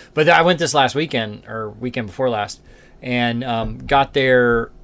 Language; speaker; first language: English; native; English